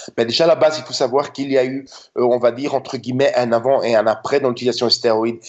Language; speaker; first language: French; native; French